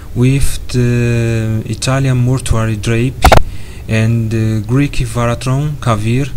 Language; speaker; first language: English; non-native, learner; Portuguese